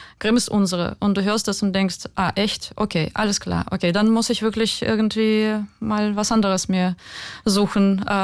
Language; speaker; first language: German; non-native, fluent; Ukrainian